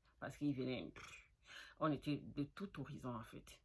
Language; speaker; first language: French; non-native, local second language; Fula